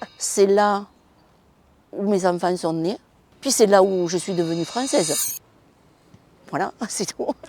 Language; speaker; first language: French; early bilingual, other home language; Spanish